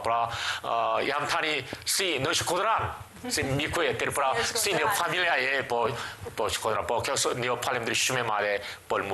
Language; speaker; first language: Albanian; non-native, learner; Korean